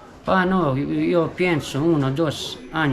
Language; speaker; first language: Spanish; non-native, learner; Bosnian